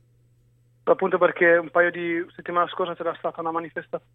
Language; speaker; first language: Italian; native; Italian